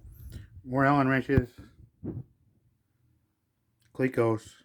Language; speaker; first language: English; native; English